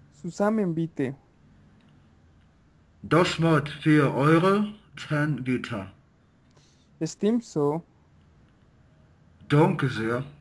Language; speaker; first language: German; non-native, learner; Spanish